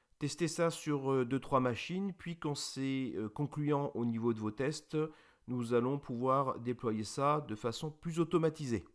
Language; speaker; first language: French; native; French